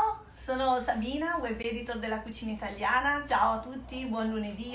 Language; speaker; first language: Italian; native; Italian